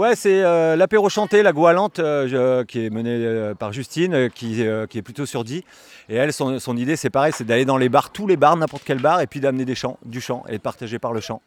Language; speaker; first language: French; native; French